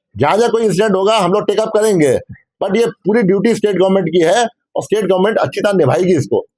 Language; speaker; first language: Hindi; non-native, local second language; Bangla